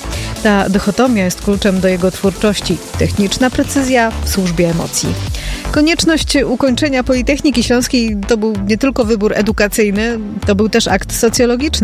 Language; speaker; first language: Polish; native; Polish